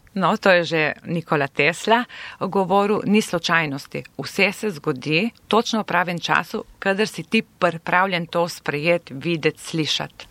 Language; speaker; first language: Slovenian; non-native, local second language; Serbian